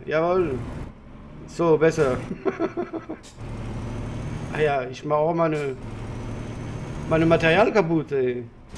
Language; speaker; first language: German; non-native, learner; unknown